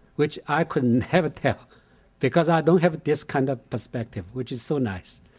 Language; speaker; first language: English; non-native, fluent; Chinese